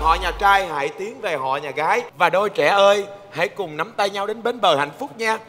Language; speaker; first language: Vietnamese; native; Vietnamese